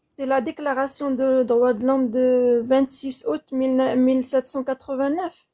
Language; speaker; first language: French; non-native, fluent; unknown